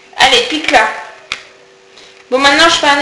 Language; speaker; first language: French; native; French